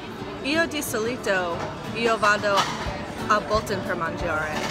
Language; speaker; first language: Italian; non-native, learner; English